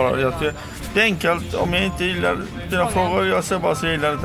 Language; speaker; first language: Swedish; non-native, fluent; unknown